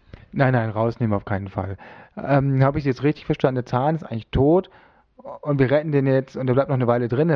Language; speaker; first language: German; native; German